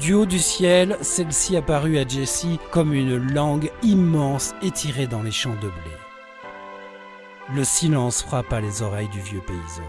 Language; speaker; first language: French; native; French